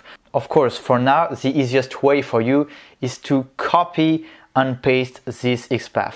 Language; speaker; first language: English; non-native, fluent; French